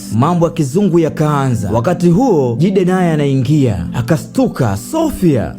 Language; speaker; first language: Swahili; native; Swahili